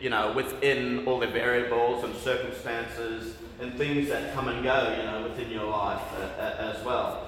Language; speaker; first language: English; native; English